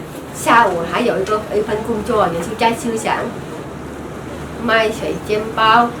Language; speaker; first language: Chinese; non-native, learner; Vietnamese